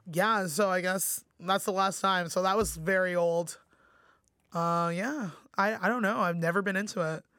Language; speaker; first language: English; native; English